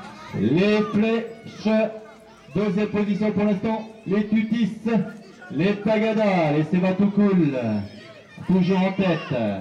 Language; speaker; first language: French; native; French